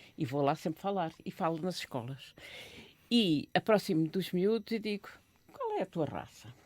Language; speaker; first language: Portuguese; native; Portuguese